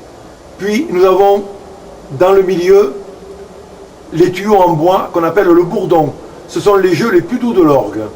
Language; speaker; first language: French; native; French